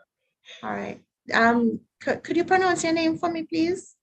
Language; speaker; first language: English; native; English